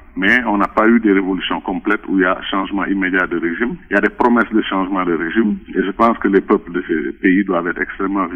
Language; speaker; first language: French; non-native, local second language; Wolof